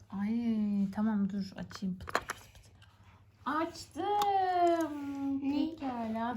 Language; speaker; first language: Turkish; native; Turkish